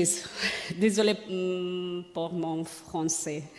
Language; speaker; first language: French; non-native, learner; Persian